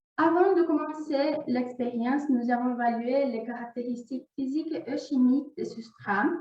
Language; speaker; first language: French; non-native, fluent; Portuguese